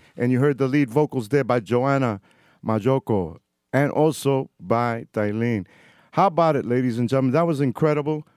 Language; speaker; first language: English; early bilingual, other home language; Spanish